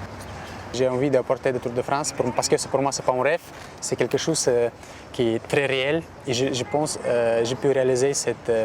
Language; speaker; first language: French; non-native, learner; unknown